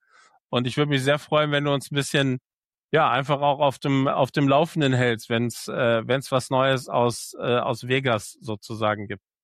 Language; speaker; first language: German; native; German